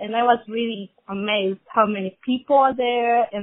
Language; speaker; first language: English; non-native, fluent; Japanese